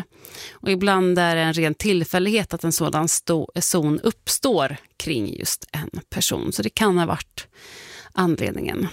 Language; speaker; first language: Swedish; native; Swedish